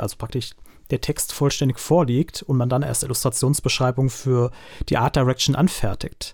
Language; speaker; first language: German; native; German